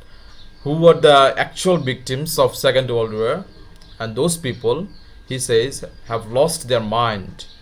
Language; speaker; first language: English; non-native, fluent; Bangla